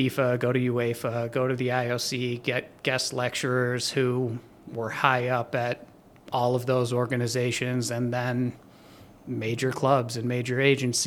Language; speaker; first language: English; native; English